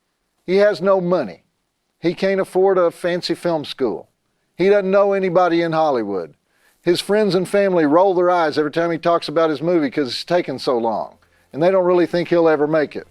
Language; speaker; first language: English; native; English